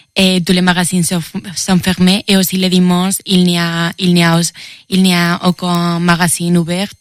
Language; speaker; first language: French; non-native, learner; Spanish